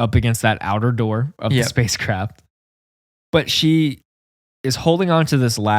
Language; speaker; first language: English; native; English